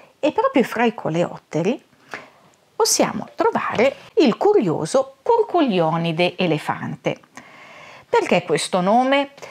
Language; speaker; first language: Italian; native; Italian